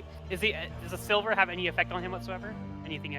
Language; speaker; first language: English; native; English